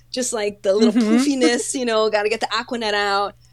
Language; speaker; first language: English; early bilingual, other home language; Polish